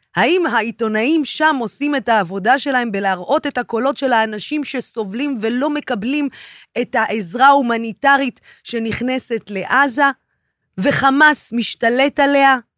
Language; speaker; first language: Hebrew; non-native, local second language; Arabic